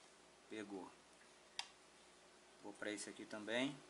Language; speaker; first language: Portuguese; native; Portuguese